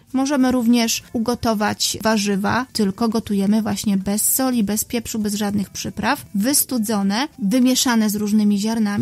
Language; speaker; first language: Polish; native; Polish